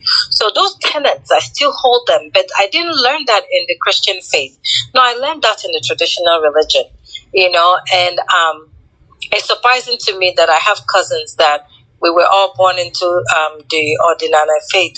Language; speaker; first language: English; non-native, local second language; Igbo